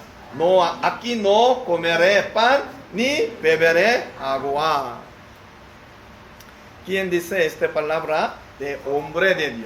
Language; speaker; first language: Spanish; non-native, learner; Korean